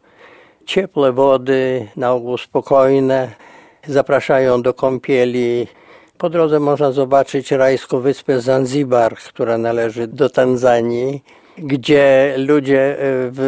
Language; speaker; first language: Polish; native; Polish